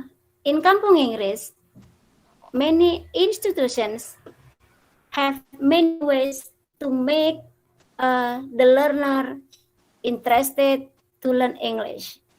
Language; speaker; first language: English; non-native, fluent; Indonesian